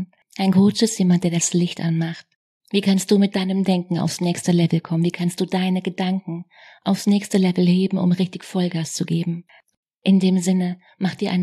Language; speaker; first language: German; native; German